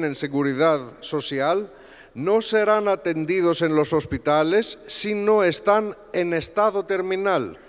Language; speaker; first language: Spanish; non-native, fluent; Greek